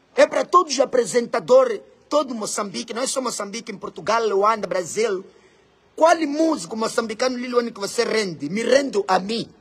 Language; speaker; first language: Portuguese; non-native, local second language; Makhuwa